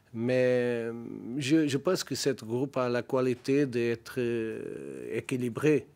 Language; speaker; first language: French; non-native, learner; Portuguese